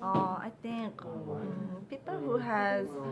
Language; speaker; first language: English; non-native, learner; Korean